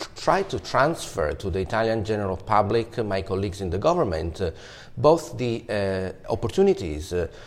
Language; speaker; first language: English; non-native, fluent; Italian